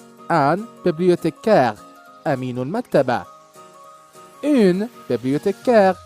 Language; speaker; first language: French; non-native, local second language; Arabic